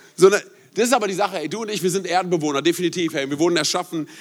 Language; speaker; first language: German; native; German